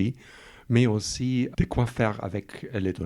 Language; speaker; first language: French; non-native, fluent; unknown